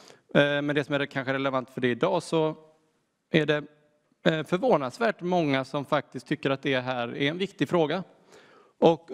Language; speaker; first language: Swedish; native; Swedish